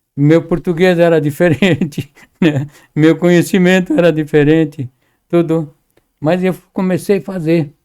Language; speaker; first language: Portuguese; early bilingual, other home language; Arabic